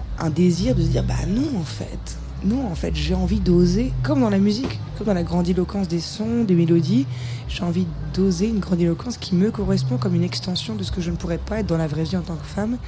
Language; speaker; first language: French; native; French